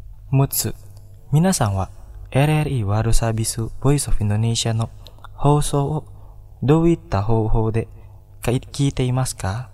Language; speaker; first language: Japanese; non-native, fluent; Indonesian